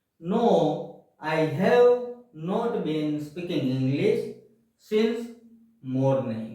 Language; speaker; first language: English; non-native, fluent; Gujarati